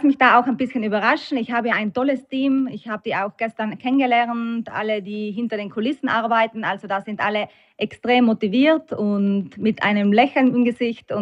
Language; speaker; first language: German; native; German